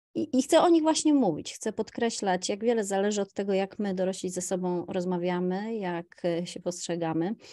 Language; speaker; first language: Polish; native; Polish